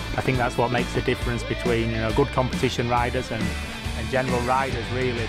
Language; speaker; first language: English; native; English